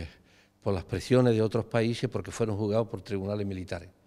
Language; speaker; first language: Spanish; native; Spanish